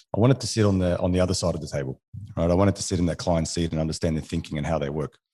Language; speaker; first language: English; non-native, fluent; French